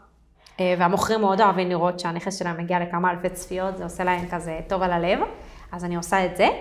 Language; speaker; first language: Hebrew; native; Hebrew